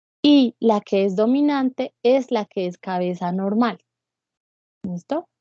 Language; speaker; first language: Spanish; native; Spanish